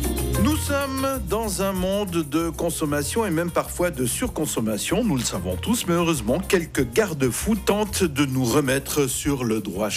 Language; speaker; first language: French; native; French